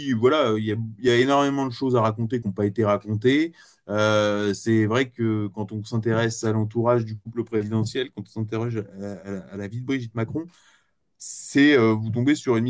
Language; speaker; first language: French; native; French